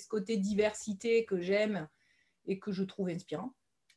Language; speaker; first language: French; native; French